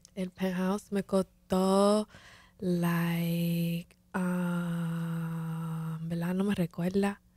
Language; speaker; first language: Spanish; early bilingual, heritage; Spanish